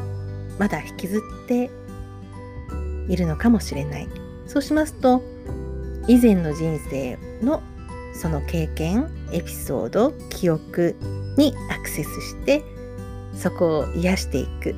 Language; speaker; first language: Japanese; native; Japanese